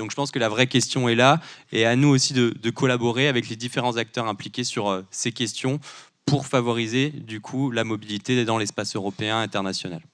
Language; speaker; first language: French; native; French